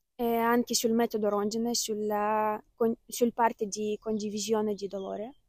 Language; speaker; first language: Italian; non-native, fluent; Ukrainian